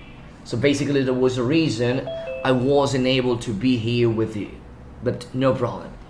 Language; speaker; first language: English; non-native, fluent; Spanish